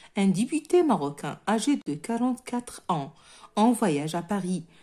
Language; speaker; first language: French; non-native, local second language; Arabic